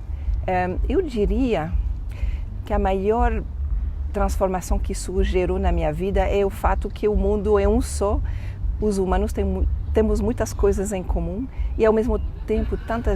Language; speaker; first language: Portuguese; non-native, fluent; French